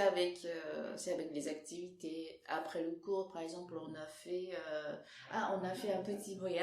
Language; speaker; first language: French; non-native, fluent; Japanese